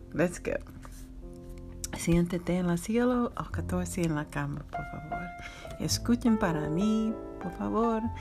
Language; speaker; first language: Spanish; non-native, learner; English